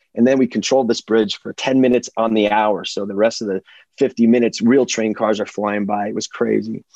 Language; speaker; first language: English; early bilingual, other home language; Czech